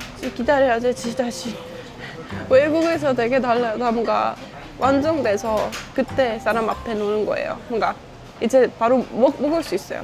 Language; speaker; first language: Korean; non-native, fluent; Estonian